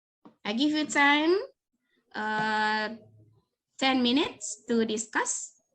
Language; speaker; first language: English; non-native, learner; Indonesian